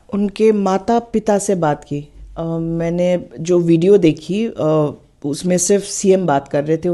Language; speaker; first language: Hindi; non-native, local second language; Khasi